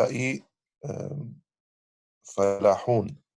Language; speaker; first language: Arabic; non-native, learner; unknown